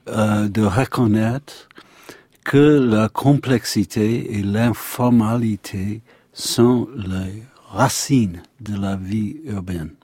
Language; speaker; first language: French; non-native, learner; English